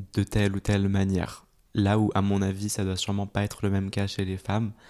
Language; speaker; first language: French; native; French